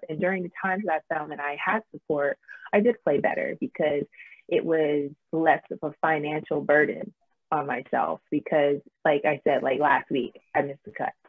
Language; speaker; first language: English; native; English